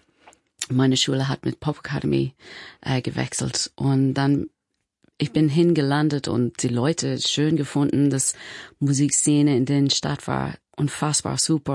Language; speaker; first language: German; non-native, learner; English